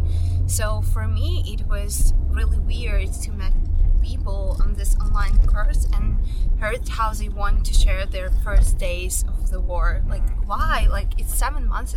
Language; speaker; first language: English; non-native, fluent; Ukrainian